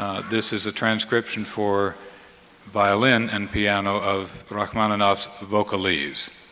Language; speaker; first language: English; native; English